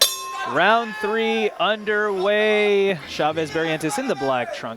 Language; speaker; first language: English; native; English